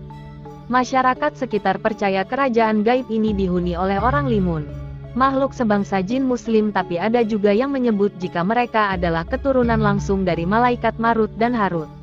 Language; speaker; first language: Indonesian; native; Indonesian